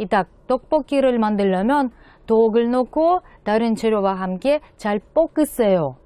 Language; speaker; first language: Korean; non-native, fluent; Russian